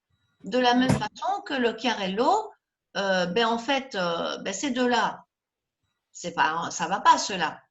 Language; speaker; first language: French; native; French